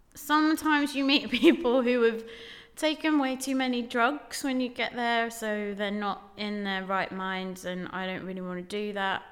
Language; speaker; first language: English; native; English